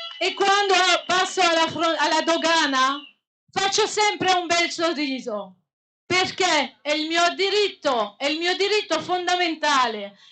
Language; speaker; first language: Italian; non-native, fluent; French